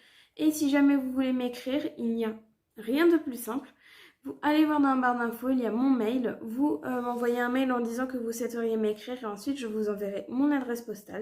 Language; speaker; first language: French; native; French